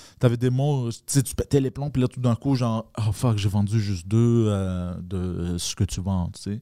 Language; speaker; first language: French; early bilingual, other home language; Greek